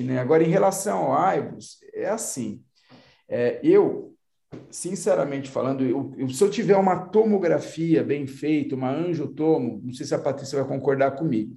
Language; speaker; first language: Portuguese; native; Portuguese